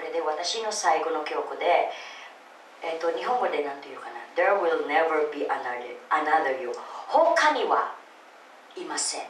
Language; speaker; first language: Japanese; non-native, fluent; Filipino